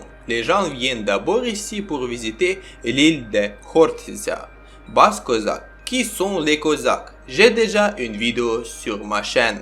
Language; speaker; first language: French; non-native, learner; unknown